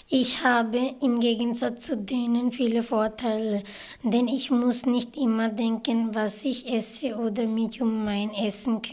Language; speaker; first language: German; early bilingual, other home language; Bangla